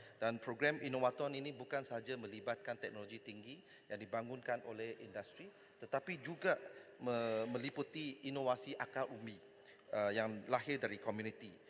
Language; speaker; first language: Malay; non-native, local second language; Chinese